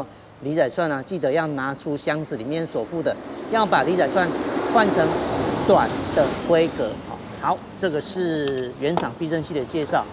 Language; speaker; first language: Chinese; native; Chinese